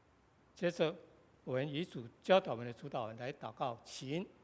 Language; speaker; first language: Chinese; native; Chinese